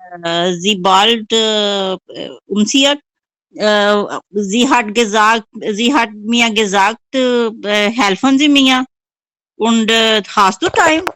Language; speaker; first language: German; non-native, learner; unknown